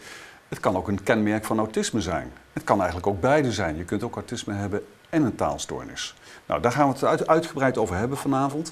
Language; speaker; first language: Dutch; native; Dutch